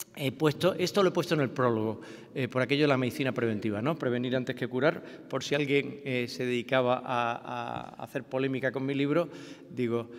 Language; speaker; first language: Spanish; native; Spanish